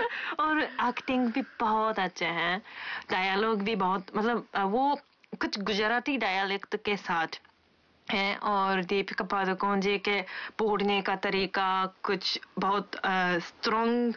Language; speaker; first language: Hindi; non-native, fluent; Japanese